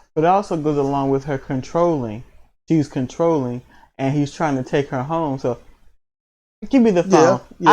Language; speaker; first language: English; native; English